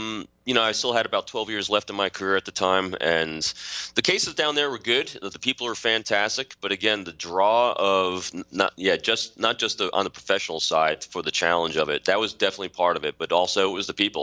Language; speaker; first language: English; native; English